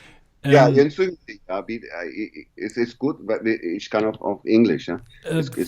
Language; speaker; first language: German; non-native, learner; English